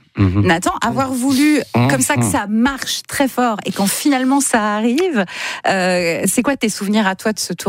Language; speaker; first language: French; native; French